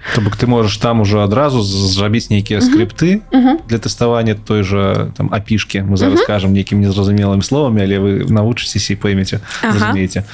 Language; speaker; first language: Belarusian; non-native, local second language; Russian